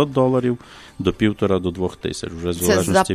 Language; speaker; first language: Ukrainian; native; Ukrainian